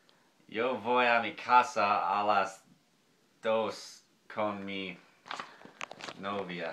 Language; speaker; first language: Spanish; non-native, learner; English